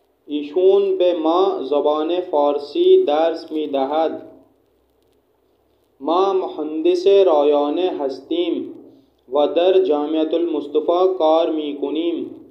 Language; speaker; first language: Persian; non-native, fluent; Urdu